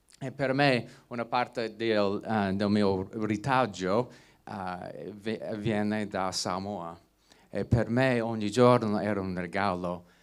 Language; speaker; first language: Italian; non-native, learner; English